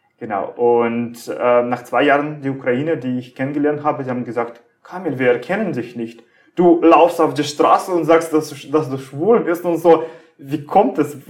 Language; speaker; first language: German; non-native, fluent; Russian